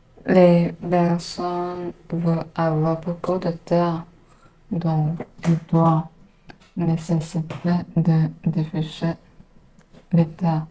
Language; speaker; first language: French; non-native, learner; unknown